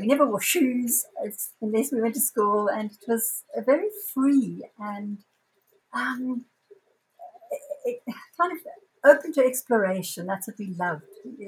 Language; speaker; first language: English; native; English